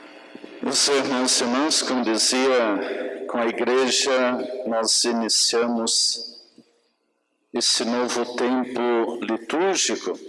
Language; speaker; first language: Portuguese; native; Portuguese